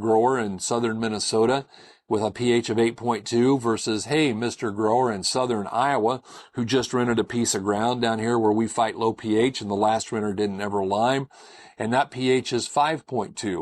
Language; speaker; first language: English; native; English